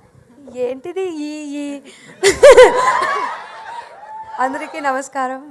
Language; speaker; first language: Telugu; non-native, learner; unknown